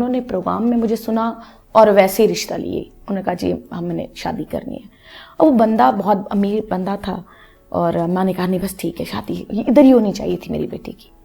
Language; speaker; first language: Urdu; non-native, local second language; Punjabi